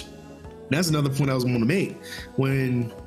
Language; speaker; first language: English; native; English